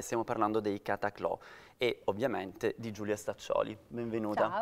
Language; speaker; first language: Italian; native; Italian